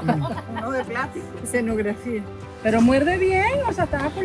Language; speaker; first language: Spanish; native; Spanish